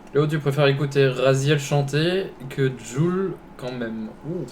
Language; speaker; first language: French; native; French